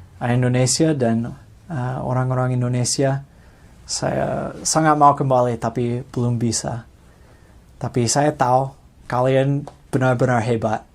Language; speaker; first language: Indonesian; non-native, fluent; English